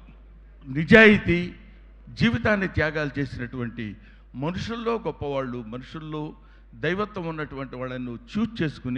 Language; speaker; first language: Telugu; native; Telugu